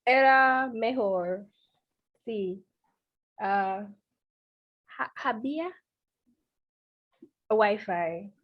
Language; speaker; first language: Spanish; non-native, learner; English